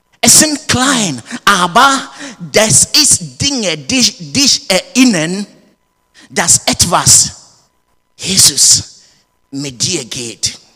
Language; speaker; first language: German; non-native, learner; English